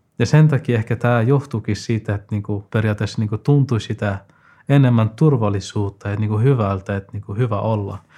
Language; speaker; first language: Finnish; non-native, fluent; Persian